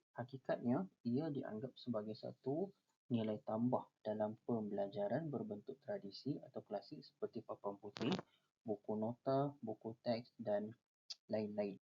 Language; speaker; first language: Malay; native; Malay